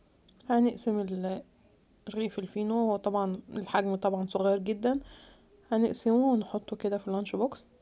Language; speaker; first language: Arabic; native; Arabic